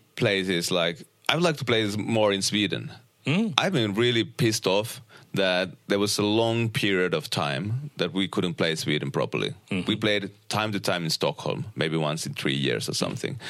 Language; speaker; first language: English; non-native, fluent; Finnish